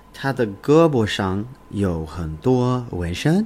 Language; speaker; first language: Chinese; non-native, learner; English